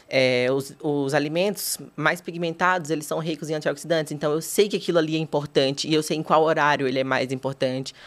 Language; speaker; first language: Portuguese; native; Portuguese